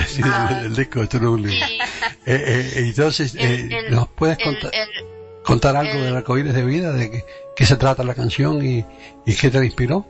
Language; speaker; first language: Spanish; native; Spanish